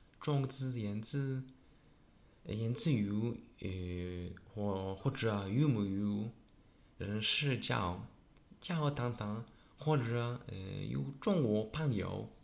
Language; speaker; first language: Chinese; non-native, learner; Polish